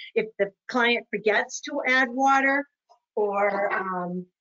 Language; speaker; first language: English; native; English